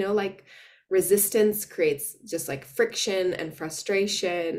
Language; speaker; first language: English; native; English